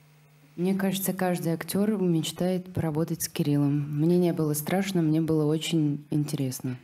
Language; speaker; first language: Russian; native; Russian